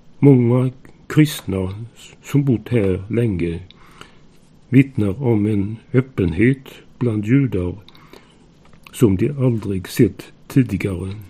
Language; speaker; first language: Swedish; native; Swedish